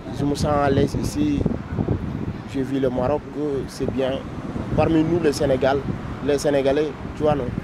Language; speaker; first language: French; non-native, local second language; Wolof